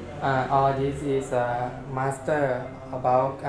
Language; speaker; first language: English; non-native, learner; Thai